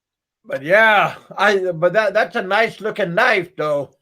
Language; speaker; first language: English; native; English